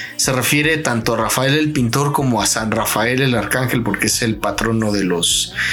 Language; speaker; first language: Spanish; native; Spanish